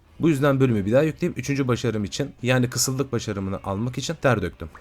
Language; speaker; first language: Turkish; native; Turkish